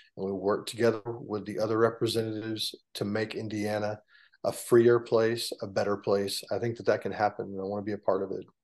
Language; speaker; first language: English; native; English